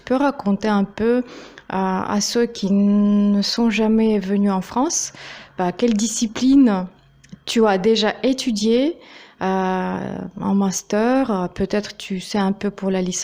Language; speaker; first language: French; non-native, fluent; Russian